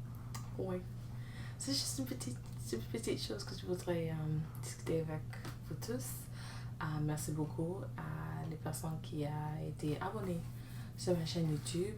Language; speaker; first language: French; non-native, learner; English